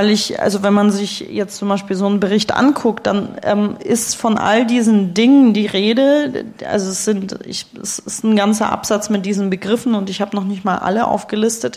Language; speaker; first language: German; early bilingual, other home language; Russian